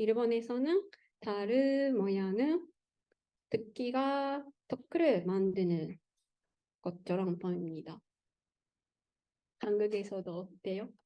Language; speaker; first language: Korean; non-native, learner; Japanese